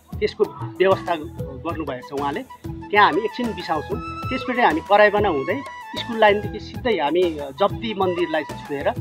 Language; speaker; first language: Nepali; native; Nepali